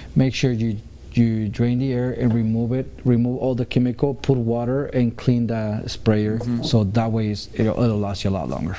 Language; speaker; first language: English; early bilingual, other home language; Spanish